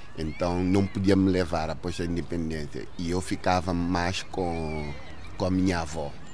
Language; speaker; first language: Portuguese; non-native, local second language; Upper Guinea Crioulo